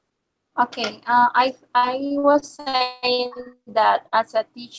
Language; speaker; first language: English; non-native, learner; Spanish